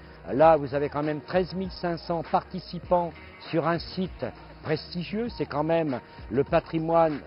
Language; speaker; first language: French; native; French